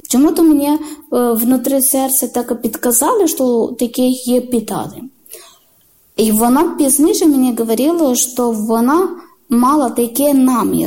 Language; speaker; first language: Ukrainian; non-native, learner; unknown